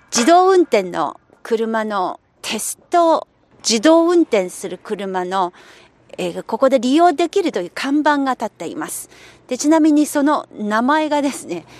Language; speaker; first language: Japanese; non-native, fluent; Chinese